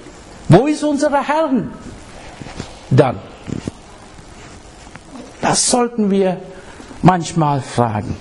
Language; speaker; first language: German; non-native, fluent; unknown